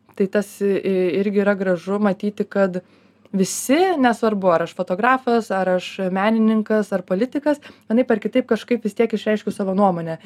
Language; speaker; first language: Lithuanian; native; Lithuanian